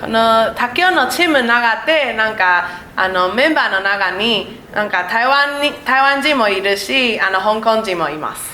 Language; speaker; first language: Japanese; non-native, learner; Chinese